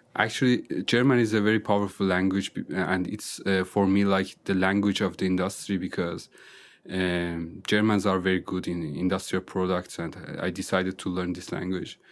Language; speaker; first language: English; non-native, fluent; Azerbaijani